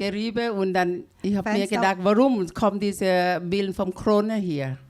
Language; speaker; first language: German; non-native, learner; Thai